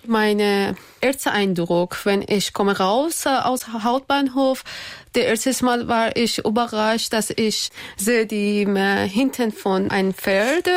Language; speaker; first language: German; non-native, learner; Persian